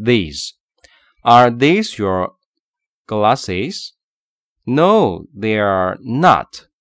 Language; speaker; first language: English; non-native, fluent; Chinese